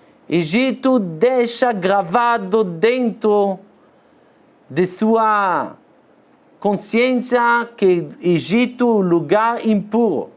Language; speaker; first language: Portuguese; non-native, fluent; Hebrew